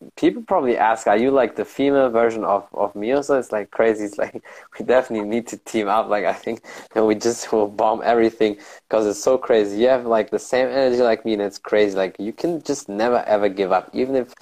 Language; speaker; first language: English; early bilingual, heritage; German